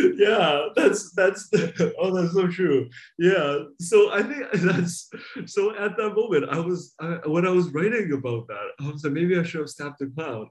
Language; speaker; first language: English; non-native, local second language; Cantonese